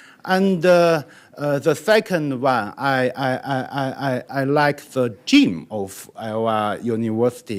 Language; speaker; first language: English; non-native, learner; Chinese